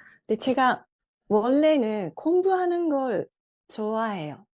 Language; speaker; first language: Korean; non-native, fluent; Japanese